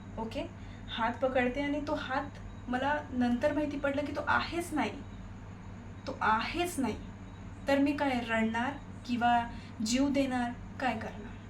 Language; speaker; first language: Marathi; non-native, local second language; Hindi